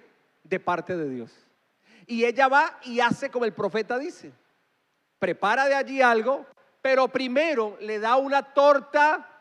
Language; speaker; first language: Spanish; native; Spanish